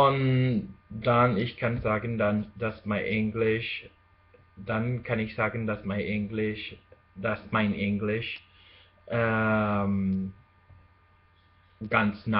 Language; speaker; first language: German; non-native, fluent; Spanish